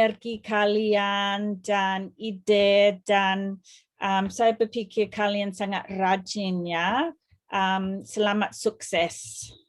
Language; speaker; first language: Indonesian; non-native, fluent; English